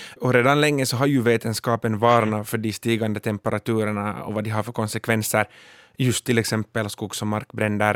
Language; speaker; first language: Swedish; native; Swedish